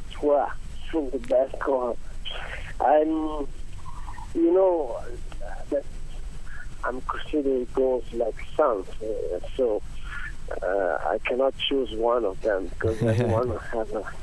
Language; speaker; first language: English; non-native, learner; Italian